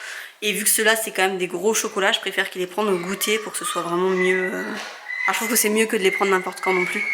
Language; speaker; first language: French; native; French